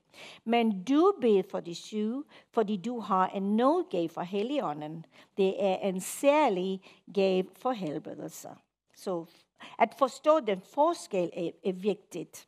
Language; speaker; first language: Danish; non-native, fluent; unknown